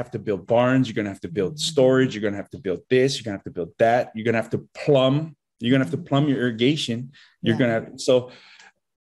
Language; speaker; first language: English; native; English